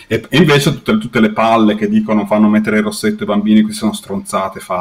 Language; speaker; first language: Italian; native; Italian